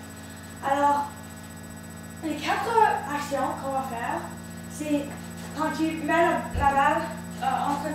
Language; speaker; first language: French; non-native, learner; English